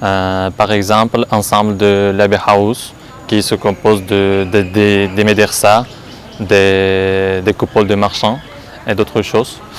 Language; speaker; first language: French; non-native, fluent; Uzbek